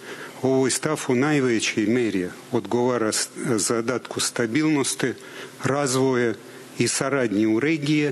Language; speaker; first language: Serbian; non-native, fluent; Russian